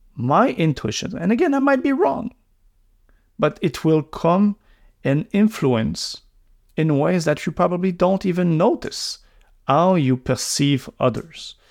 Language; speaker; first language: English; non-native, local second language; French